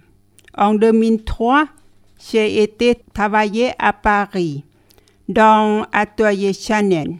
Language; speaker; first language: French; non-native, learner; Thai